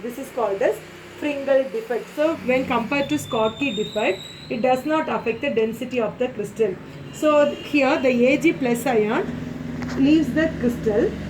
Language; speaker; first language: English; non-native, local second language; Tamil